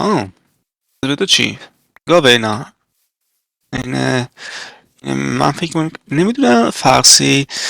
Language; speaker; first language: Persian; non-native, learner; Italian